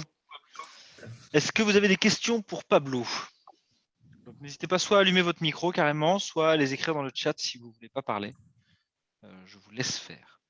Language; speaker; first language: French; native; French